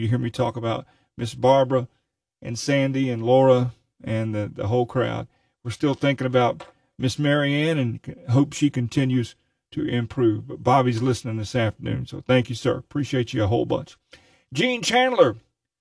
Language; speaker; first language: English; native; English